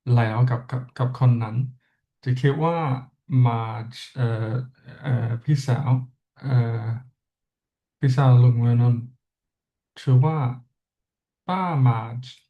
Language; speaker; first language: Thai; non-native, learner; English